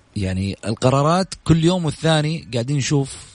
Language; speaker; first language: Arabic; native; Arabic